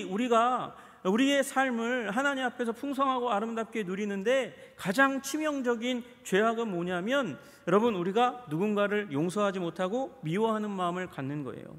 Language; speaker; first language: Korean; native; Korean